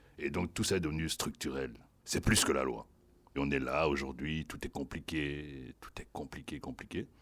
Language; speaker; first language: French; non-native, local second language; Lingala